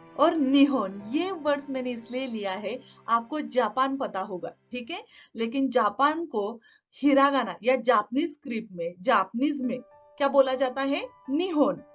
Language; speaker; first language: Hindi; non-native, local second language; Marathi